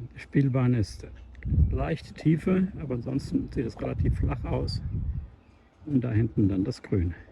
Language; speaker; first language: German; native; German